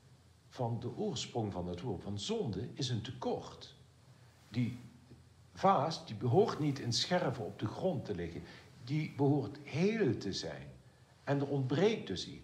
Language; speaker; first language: Dutch; native; Dutch